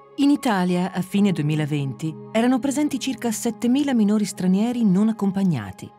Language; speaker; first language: Italian; native; Italian